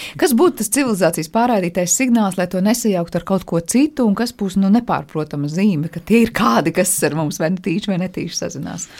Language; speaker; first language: Latvian; native; Latvian